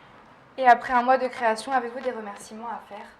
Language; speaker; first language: French; native; French